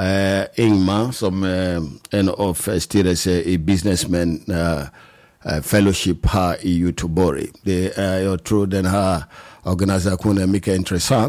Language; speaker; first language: Swedish; non-native, fluent; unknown